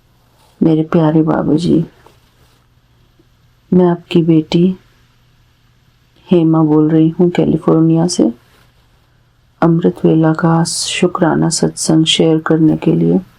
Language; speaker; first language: Hindi; native; Hindi